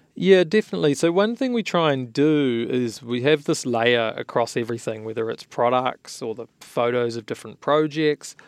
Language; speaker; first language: English; native; English